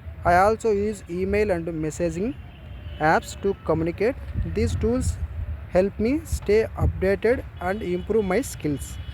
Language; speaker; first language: English; non-native, local second language; Telugu